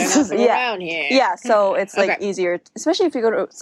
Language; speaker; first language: English; non-native, local second language; Filipino